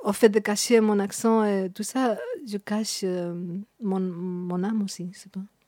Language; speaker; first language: French; non-native, fluent; Spanish